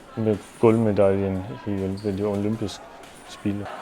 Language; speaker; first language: Danish; non-native, local second language; German